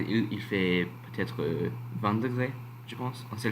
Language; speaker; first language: French; non-native, learner; English